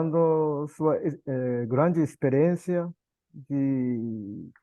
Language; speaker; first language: Portuguese; non-native, learner; Japanese